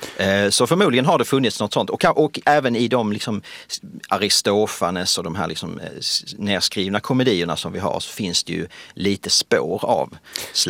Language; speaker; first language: Swedish; native; Swedish